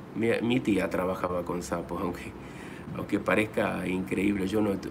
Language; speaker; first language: Spanish; native; Spanish